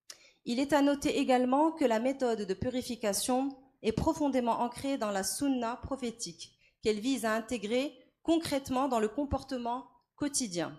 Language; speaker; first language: French; non-native, local second language; Arabic